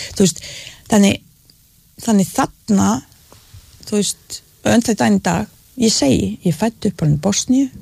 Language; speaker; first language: Icelandic; non-native, fluent; Bosnian